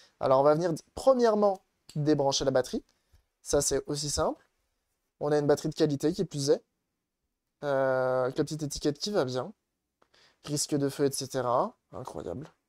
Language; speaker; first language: French; native; French